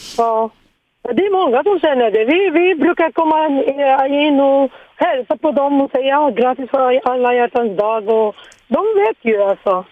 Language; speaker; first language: Swedish; non-native, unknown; Arabic